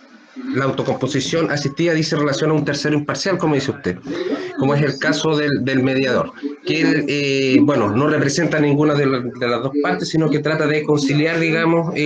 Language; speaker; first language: Spanish; native; Spanish